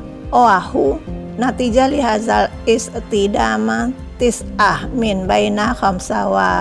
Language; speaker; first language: Arabic; non-native, fluent; Indonesian